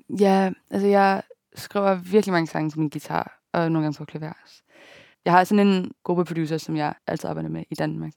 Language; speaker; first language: Danish; early bilingual, other home language; Japanese